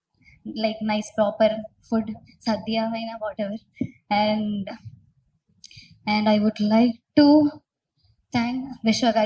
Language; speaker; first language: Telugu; non-native, learner; Malayalam